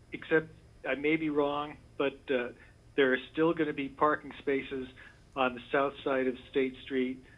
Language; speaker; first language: English; native; English